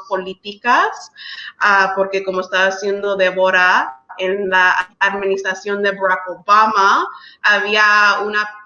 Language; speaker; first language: Spanish; early bilingual, heritage; English